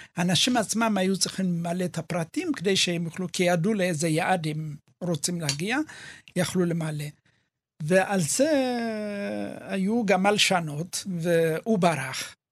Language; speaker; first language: Hebrew; early bilingual, other home language; Amharic